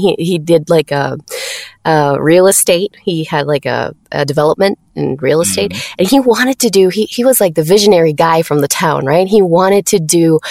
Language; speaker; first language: English; non-native, fluent; Spanish